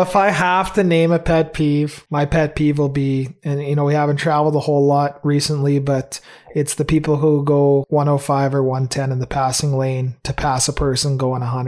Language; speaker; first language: English; native; English